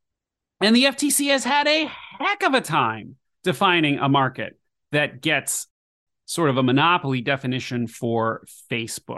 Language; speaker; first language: English; native; English